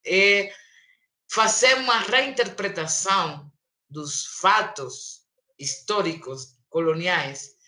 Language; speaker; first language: Portuguese; non-native, learner; Spanish